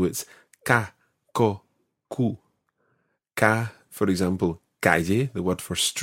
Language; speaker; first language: English; native; English